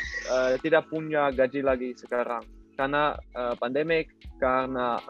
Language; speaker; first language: Indonesian; non-native, learner; Dutch